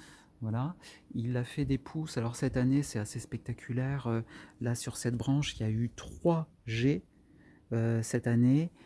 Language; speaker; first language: French; native; French